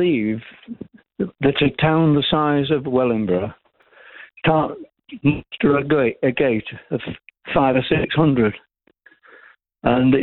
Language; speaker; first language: English; native; English